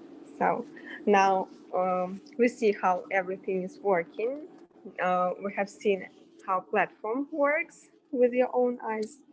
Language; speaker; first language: English; non-native, fluent; Russian